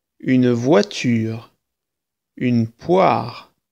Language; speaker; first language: French; native; French